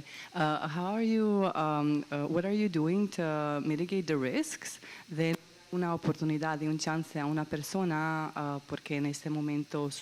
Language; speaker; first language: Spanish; non-native, learner; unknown